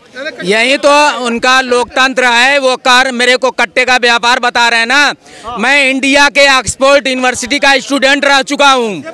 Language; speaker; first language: Hindi; native; Hindi